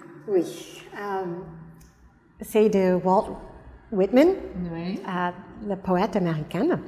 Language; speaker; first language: French; non-native, fluent; English